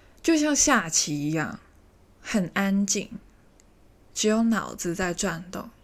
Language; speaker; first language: Chinese; native; Chinese